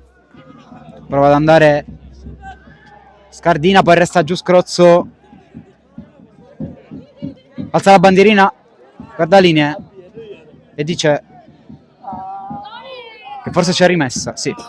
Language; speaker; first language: Italian; native; Italian